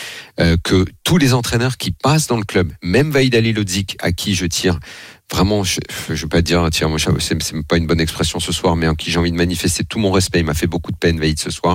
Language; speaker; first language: French; native; French